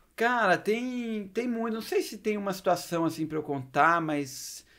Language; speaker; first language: Portuguese; native; Portuguese